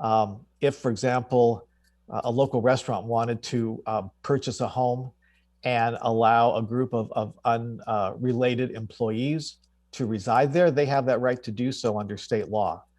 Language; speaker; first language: English; native; English